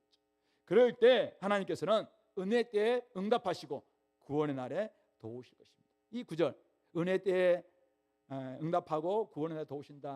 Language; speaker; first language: Korean; native; Korean